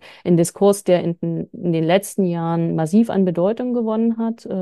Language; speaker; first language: German; native; German